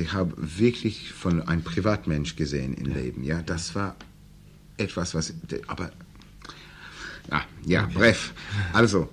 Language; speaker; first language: German; non-native, learner; English